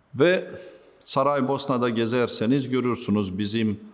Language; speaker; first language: Turkish; non-native, fluent; Serbian